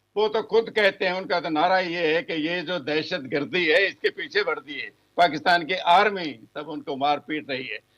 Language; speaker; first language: Hindi; native; Hindi